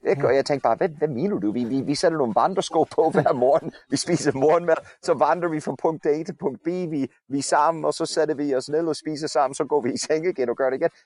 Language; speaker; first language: Danish; non-native, fluent; English